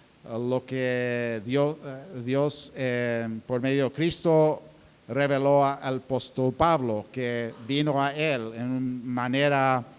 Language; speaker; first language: Spanish; non-native, fluent; English